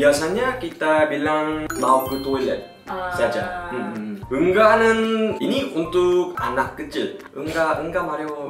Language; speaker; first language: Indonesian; non-native, learner; Korean